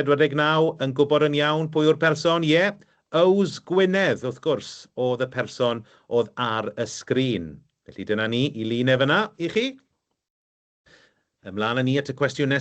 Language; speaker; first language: Welsh; native; Welsh